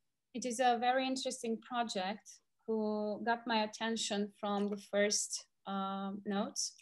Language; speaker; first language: English; non-native, fluent; Romanian